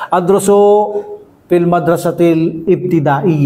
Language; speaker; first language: Arabic; non-native, fluent; Filipino